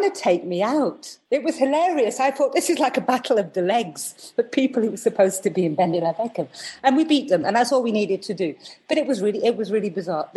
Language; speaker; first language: English; native; English